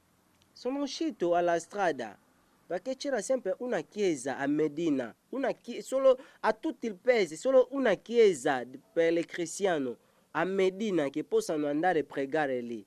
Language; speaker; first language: Italian; non-native, learner; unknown